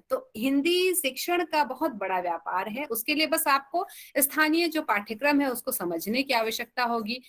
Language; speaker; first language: Hindi; native; Hindi